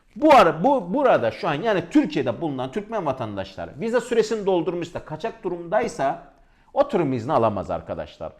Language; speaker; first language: Turkish; native; Turkish